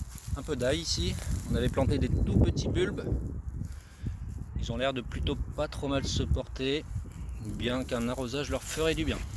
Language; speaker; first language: French; native; French